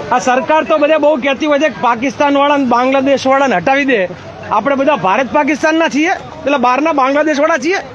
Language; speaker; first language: Gujarati; native; Gujarati